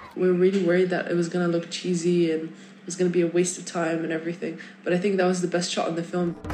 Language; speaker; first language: English; non-native, fluent; Arabic